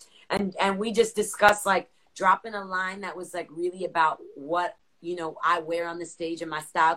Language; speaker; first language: English; native; English